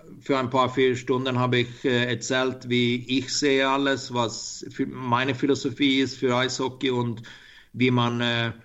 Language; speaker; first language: German; non-native, learner; Swedish